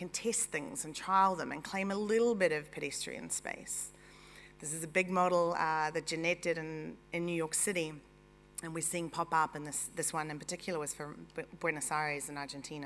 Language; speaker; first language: English; native; English